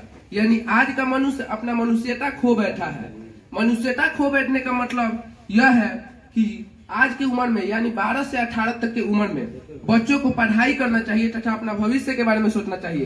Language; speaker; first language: Hindi; native; Hindi